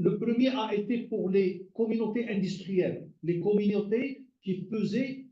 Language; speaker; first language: French; non-native, local second language; Arabic